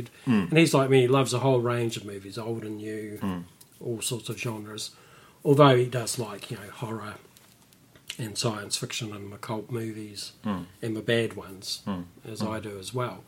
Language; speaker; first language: English; native; English